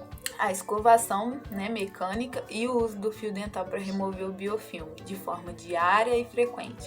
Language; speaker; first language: Portuguese; native; Portuguese